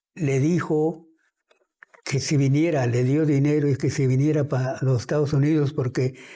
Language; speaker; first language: Spanish; early bilingual, heritage; Spanish